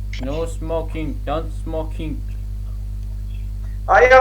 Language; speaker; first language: English; non-native, learner; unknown